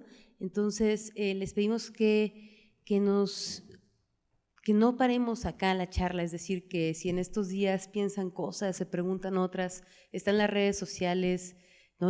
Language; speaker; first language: Spanish; native; Spanish